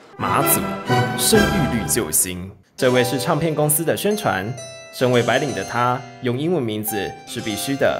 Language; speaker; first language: Chinese; native; Chinese